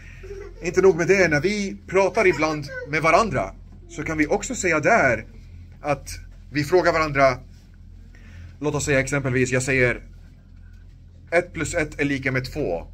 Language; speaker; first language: Swedish; non-native, local second language; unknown